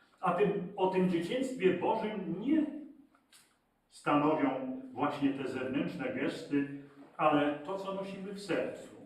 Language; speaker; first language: Polish; native; Polish